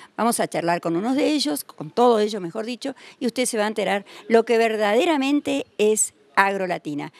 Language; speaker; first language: Spanish; native; Spanish